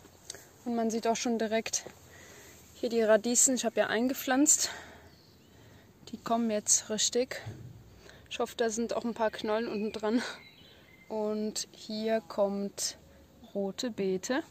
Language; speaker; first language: German; native; German